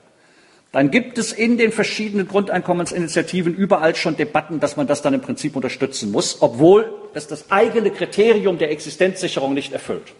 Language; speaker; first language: German; native; German